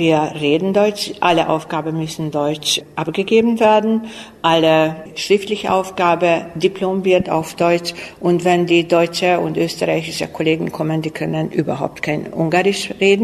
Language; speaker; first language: German; non-native, local second language; Hungarian